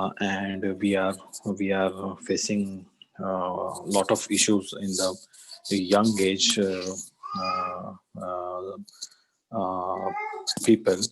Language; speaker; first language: English; non-native, learner; Urdu